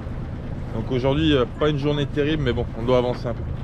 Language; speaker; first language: French; native; French